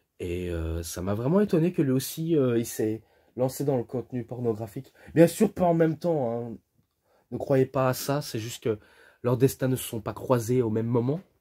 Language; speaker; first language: French; native; French